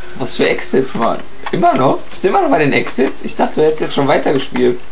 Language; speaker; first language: German; early bilingual, other home language; Turkish